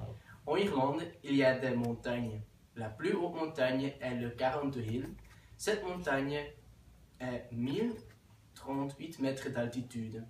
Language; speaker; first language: French; non-native, learner; Dutch